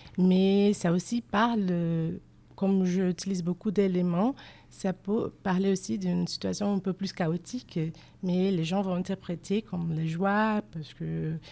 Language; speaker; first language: French; non-native, fluent; Portuguese